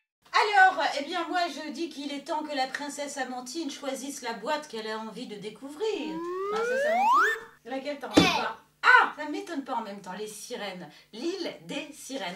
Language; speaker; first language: French; native; French